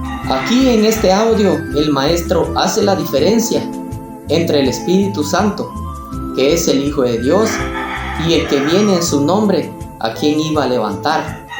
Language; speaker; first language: Spanish; native; Spanish